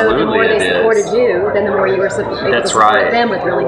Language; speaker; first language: English; native; English